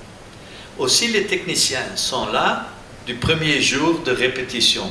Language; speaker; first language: French; non-native, local second language; Dutch